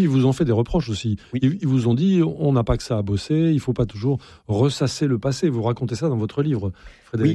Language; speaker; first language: French; native; French